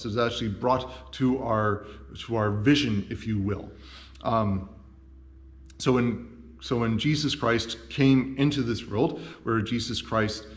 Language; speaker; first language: English; native; English